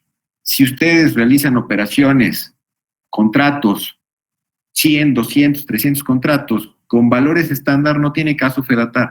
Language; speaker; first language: Spanish; native; Spanish